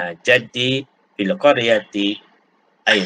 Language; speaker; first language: Arabic; non-native, fluent; Malay